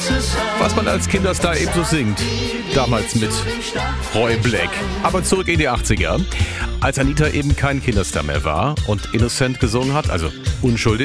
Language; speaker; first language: German; native; German